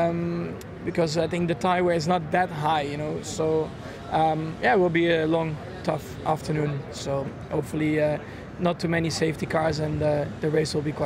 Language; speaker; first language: English; non-native, fluent; Dutch